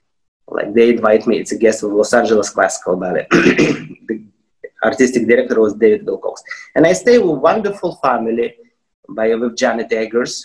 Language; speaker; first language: English; non-native, fluent; Russian